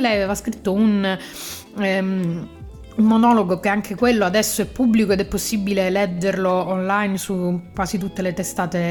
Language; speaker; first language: Italian; native; Italian